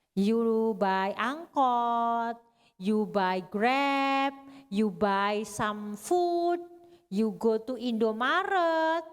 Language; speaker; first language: English; non-native, learner; Indonesian